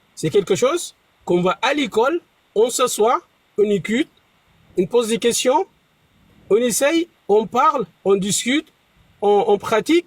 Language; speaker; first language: French; non-native, fluent; Arabic